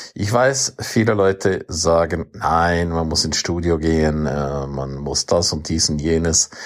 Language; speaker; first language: German; non-native, local second language; Romansh